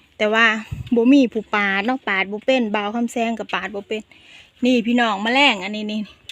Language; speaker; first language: Thai; native; Thai